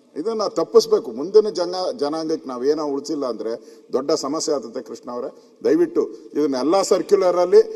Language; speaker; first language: Kannada; native; Kannada